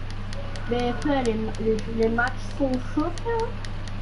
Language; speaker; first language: French; non-native, local second language; Réunion Creole French